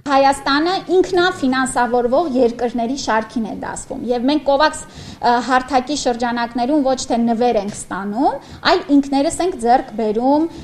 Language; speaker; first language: Armenian; native; Armenian